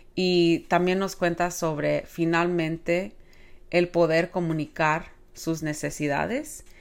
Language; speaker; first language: Spanish; early bilingual, heritage; Spanish